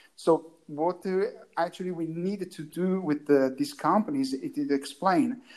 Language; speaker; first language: English; non-native, learner; Italian